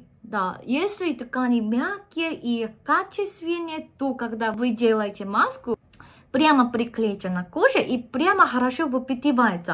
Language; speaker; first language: Russian; non-native, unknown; Korean